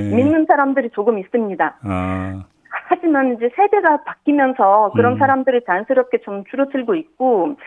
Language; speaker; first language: Korean; non-native, fluent; Ukrainian